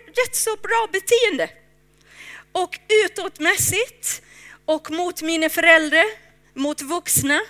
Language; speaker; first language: Swedish; non-native, fluent; English